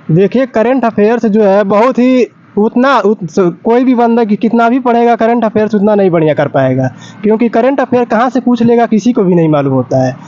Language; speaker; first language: Hindi; native; Hindi